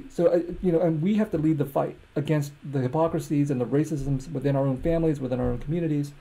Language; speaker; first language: English; native; English